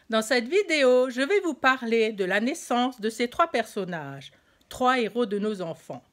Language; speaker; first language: French; native; French